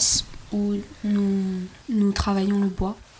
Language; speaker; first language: French; non-native, learner; Swedish